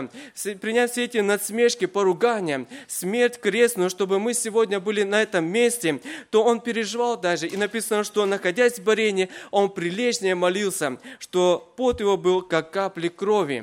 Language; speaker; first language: Russian; native; Russian